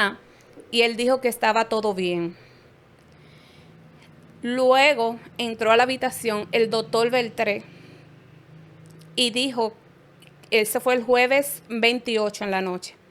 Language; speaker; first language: Spanish; native; Spanish